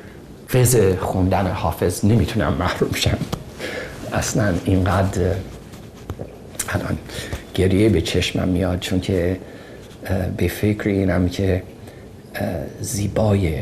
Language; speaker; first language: Persian; non-native, fluent; English